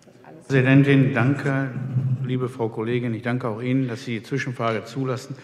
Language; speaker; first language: German; native; German